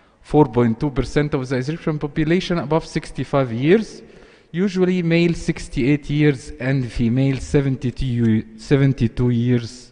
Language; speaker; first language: English; non-native, fluent; Arabic